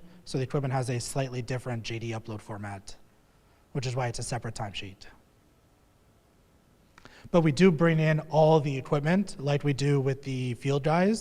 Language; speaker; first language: English; native; English